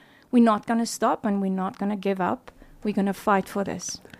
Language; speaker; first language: English; non-native, local second language; Afrikaans